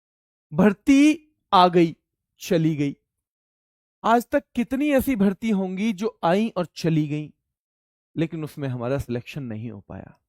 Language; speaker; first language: Hindi; native; Hindi